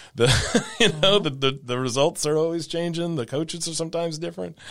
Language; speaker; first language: English; native; English